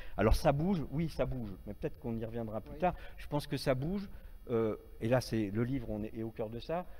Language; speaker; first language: French; native; French